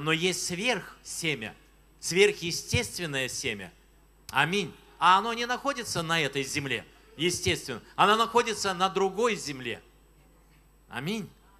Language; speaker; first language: Russian; native; Russian